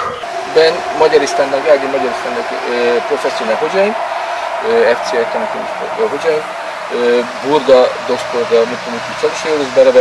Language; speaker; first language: Turkish; non-native, fluent; Hungarian